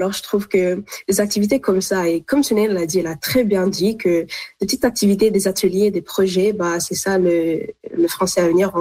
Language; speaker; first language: French; non-native, local second language; Arabic